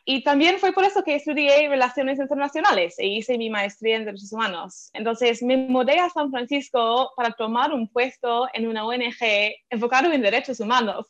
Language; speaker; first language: Spanish; non-native, fluent; English